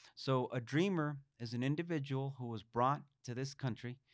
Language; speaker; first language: English; early bilingual, other home language; Spanish